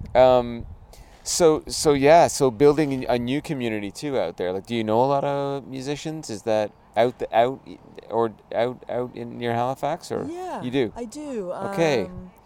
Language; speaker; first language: English; native; English